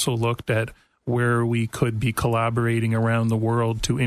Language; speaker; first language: English; native; English